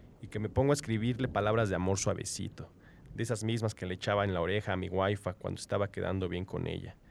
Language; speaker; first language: Spanish; native; Spanish